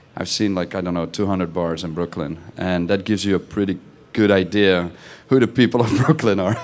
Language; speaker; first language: English; non-native, fluent; Dutch